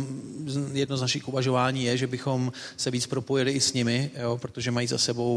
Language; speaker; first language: Czech; native; Czech